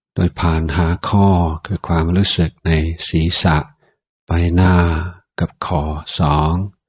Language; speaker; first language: Thai; non-native, fluent; English